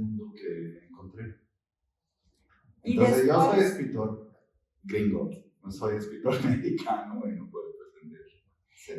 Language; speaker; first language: Spanish; non-native, fluent; English